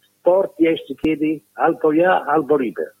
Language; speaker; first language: Polish; non-native, learner; Italian